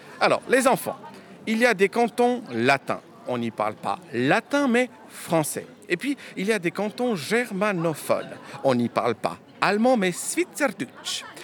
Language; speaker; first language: French; early bilingual, other home language; Romanian